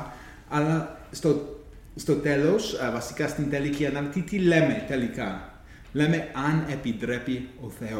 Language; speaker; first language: Greek; non-native, fluent; English